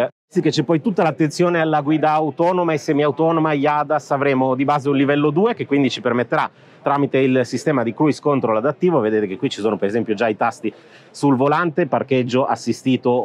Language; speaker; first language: Italian; native; Italian